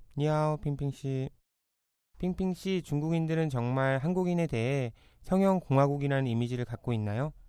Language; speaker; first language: Korean; native; Korean